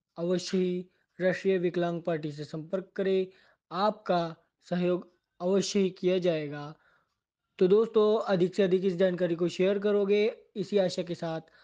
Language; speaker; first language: Hindi; native; Hindi